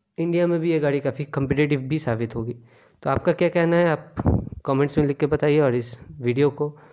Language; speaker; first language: Hindi; native; Hindi